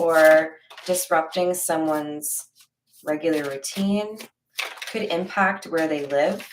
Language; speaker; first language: English; native; English